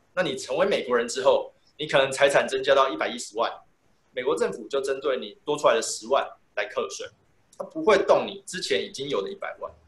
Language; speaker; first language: Chinese; native; Chinese